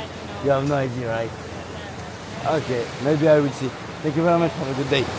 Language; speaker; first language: English; non-native, learner; French